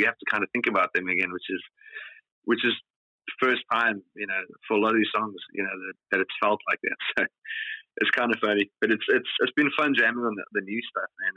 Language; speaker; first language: English; native; English